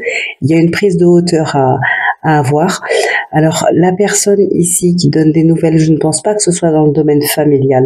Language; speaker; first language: French; native; French